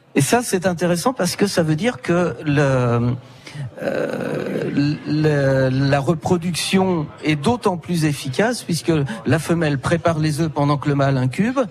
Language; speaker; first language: French; native; French